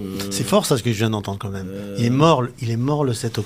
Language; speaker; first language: French; native; French